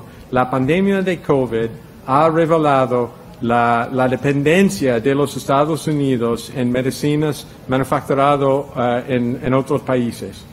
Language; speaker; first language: Spanish; non-native, fluent; English